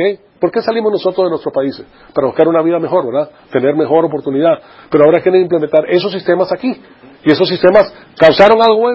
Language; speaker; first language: Spanish; native; Spanish